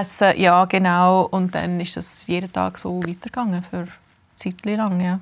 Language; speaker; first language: German; early bilingual, heritage; English